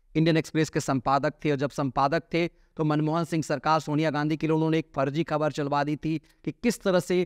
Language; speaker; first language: Hindi; native; Hindi